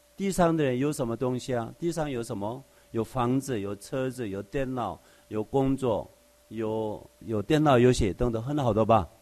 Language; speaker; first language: Chinese; non-native, fluent; Korean